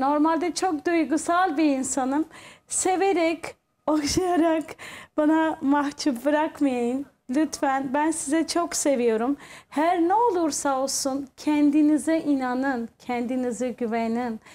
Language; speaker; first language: Turkish; non-native, fluent; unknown